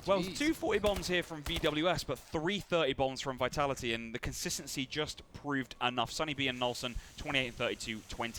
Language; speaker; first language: English; native; English